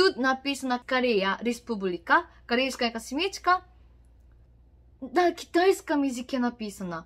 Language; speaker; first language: Russian; non-native, learner; Korean